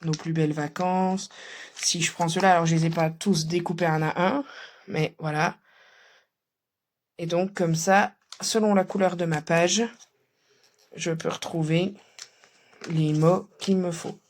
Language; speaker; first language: French; native; French